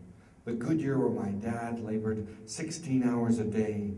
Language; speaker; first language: English; native; English